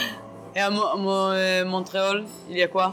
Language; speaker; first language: French; non-native, learner; Hebrew